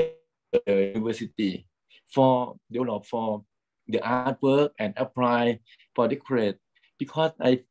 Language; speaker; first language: English; non-native, learner; Thai